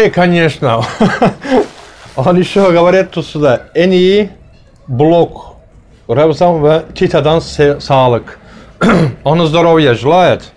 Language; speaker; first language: Russian; non-native, learner; Turkish